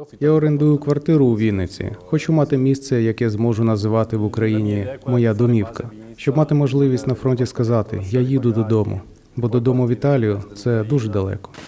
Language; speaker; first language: Ukrainian; non-native, learner; Italian